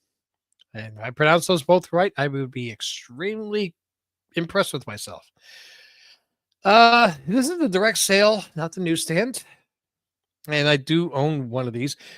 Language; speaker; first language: English; native; English